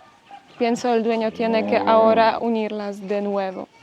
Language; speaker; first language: Spanish; non-native, fluent; Polish